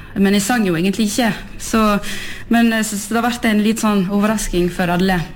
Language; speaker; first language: Norwegian; early bilingual, heritage; Norwegian